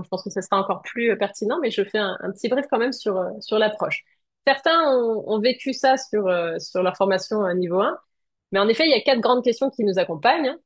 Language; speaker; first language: French; native; French